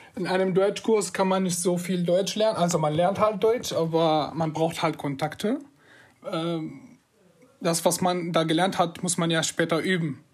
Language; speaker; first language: German; non-native, fluent; Arabic